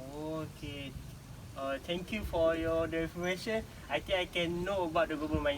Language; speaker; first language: English; non-native, learner; Malay